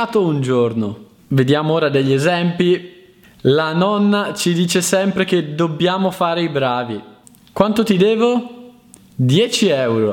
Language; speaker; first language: Italian; native; Italian